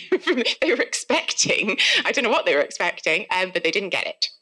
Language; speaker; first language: English; native; English